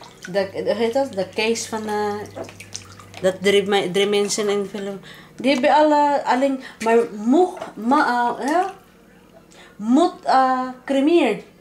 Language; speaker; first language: Dutch; non-native, learner; Cebuano